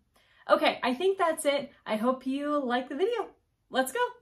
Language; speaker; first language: English; native; English